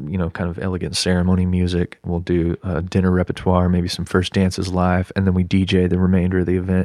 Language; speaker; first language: English; native; English